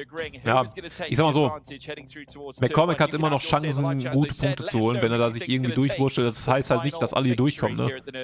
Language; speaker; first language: German; native; German